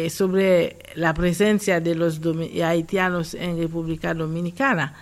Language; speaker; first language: Spanish; non-native, fluent; Haitian Creole